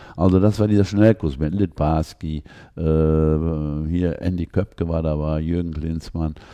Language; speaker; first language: German; native; German